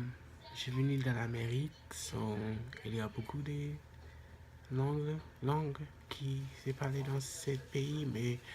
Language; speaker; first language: French; non-native, local second language; English